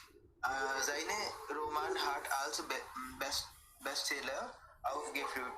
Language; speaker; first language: German; non-native, learner; Hindi